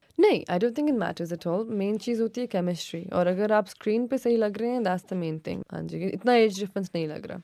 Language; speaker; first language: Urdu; early bilingual, heritage; Urdu